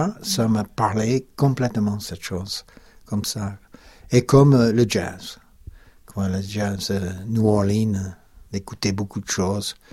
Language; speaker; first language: French; non-native, fluent; English